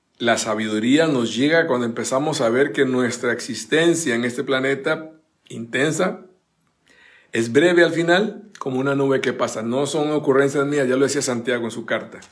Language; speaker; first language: Spanish; native; Spanish